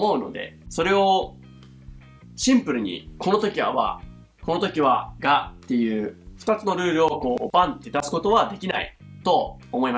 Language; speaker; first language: Japanese; native; Japanese